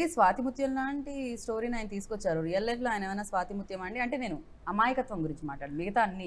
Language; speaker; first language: Telugu; native; Telugu